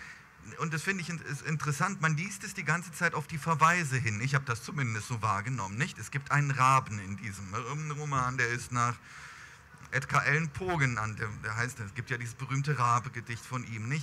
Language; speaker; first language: German; native; German